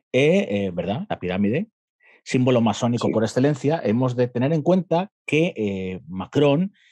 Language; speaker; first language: Spanish; native; Spanish